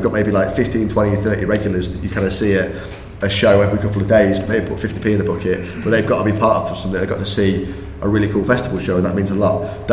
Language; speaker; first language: English; native; English